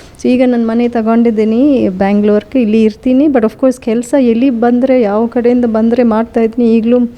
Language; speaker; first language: Kannada; non-native, fluent; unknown